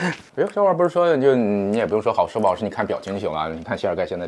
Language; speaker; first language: Chinese; native; Chinese